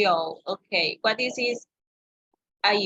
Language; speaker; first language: English; non-native, learner; Spanish